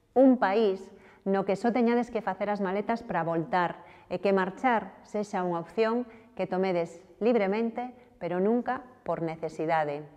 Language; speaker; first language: Galician; native; Galician